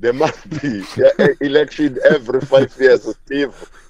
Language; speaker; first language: English; non-native, local second language; Zulu